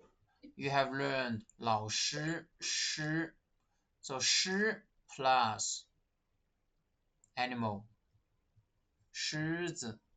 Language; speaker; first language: English; non-native, fluent; Chinese